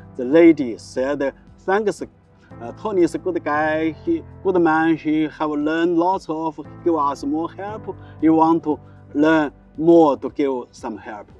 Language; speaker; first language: English; non-native, learner; Chinese